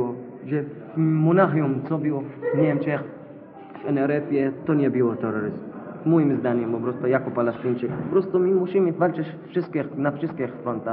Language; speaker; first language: Polish; non-native, learner; Arabic